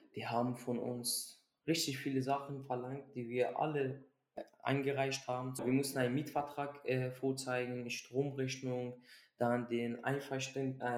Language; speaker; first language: German; early bilingual, other home language; Persian